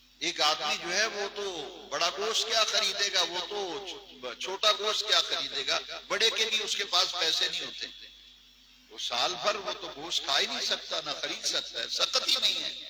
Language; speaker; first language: Urdu; non-native, local second language; Punjabi